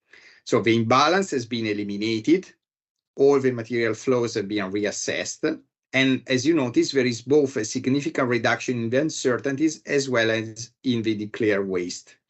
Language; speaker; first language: English; non-native, fluent; Italian